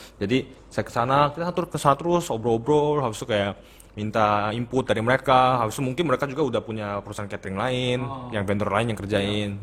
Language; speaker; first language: Indonesian; early bilingual, other home language; Korean